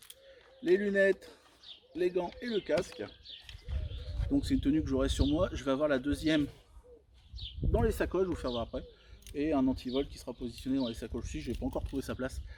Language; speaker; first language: French; native; French